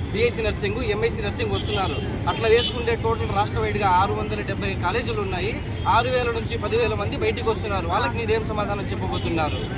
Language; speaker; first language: Telugu; native; Telugu